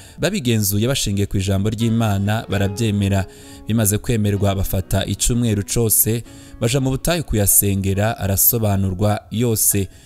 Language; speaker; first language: Kinyarwanda; native; Kinyarwanda